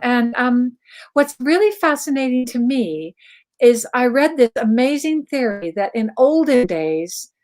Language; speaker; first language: English; native; English